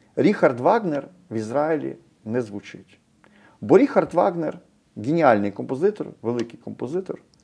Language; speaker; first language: Ukrainian; native; Ukrainian